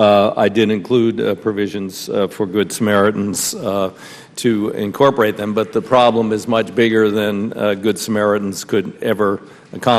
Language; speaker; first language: English; native; English